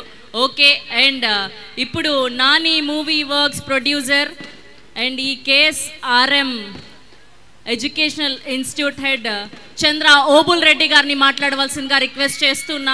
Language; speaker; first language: Telugu; native; Telugu